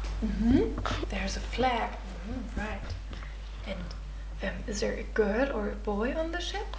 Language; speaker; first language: English; non-native, fluent; German